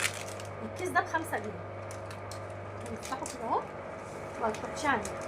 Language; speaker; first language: Arabic; native; Arabic